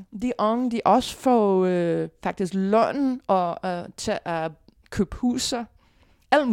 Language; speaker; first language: Danish; non-native, fluent; English